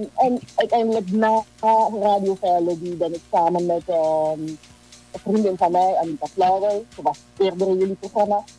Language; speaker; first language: Dutch; native; Dutch